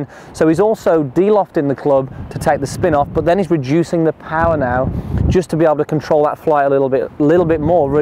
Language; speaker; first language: English; native; English